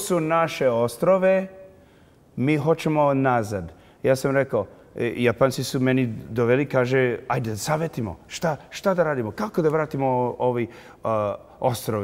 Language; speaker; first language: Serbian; early bilingual, heritage; English